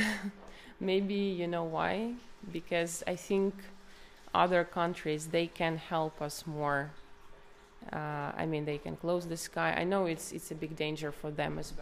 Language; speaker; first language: English; non-native, fluent; Ukrainian